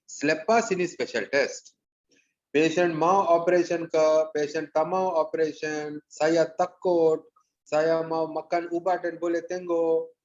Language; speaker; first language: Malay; non-native, local second language; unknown